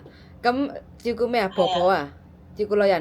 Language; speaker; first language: Cantonese; non-native, fluent; Indonesian